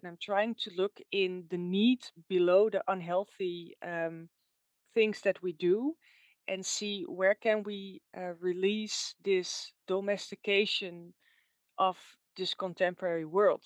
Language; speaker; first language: English; non-native, fluent; Dutch